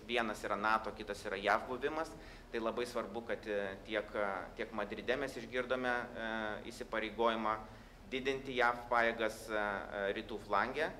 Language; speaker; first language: Lithuanian; native; Lithuanian